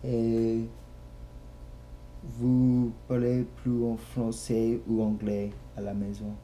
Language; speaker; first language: French; non-native, learner; English